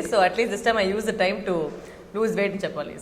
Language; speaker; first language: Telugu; non-native, local second language; Tamil